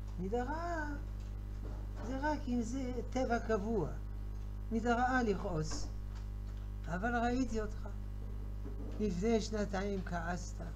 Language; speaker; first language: Hebrew; non-native, fluent; French